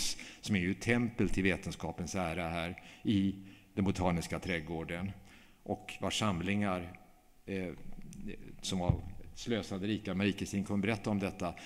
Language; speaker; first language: Swedish; native; Swedish